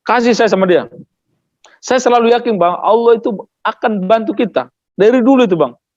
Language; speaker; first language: Indonesian; non-native, local second language; Tetum